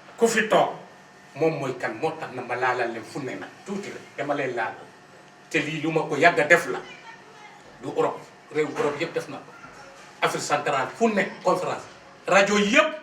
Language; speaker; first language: Wolof; non-native, local second language; Fula